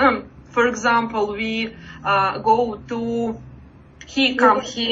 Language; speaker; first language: English; non-native, learner; Russian